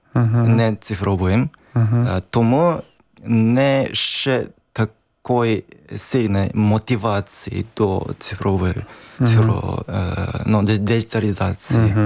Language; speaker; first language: Ukrainian; non-native, learner; Japanese